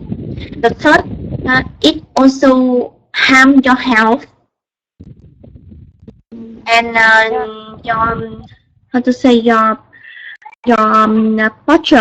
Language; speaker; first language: English; non-native, learner; Vietnamese